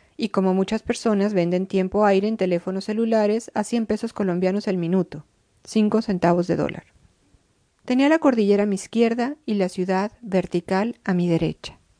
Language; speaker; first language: Spanish; native; Spanish